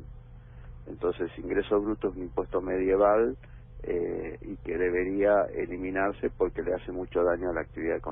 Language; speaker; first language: Spanish; native; Spanish